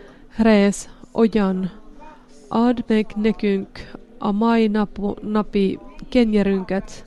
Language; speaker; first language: Hungarian; non-native, learner; Finnish